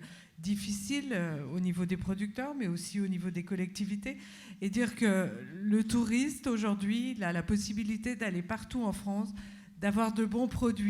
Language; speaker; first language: French; native; French